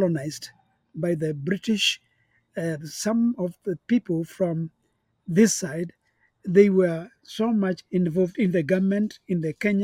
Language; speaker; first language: English; non-native, local second language; Kamba